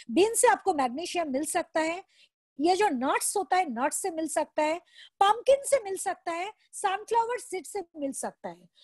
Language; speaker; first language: Hindi; non-native, local second language; Bangla